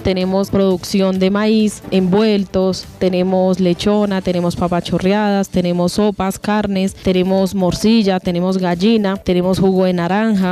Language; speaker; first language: Spanish; native; Spanish